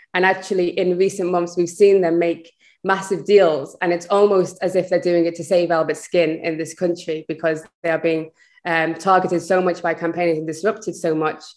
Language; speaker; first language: English; native; English